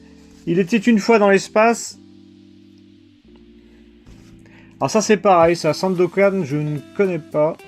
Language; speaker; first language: French; native; French